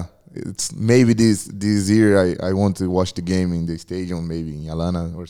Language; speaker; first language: English; non-native, learner; Portuguese